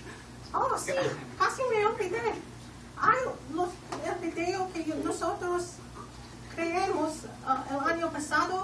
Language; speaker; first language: Spanish; non-native, learner; English